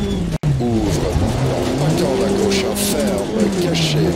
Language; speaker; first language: French; native; French